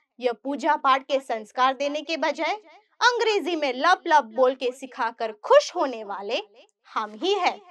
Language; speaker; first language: Hindi; non-native, local second language; Gujarati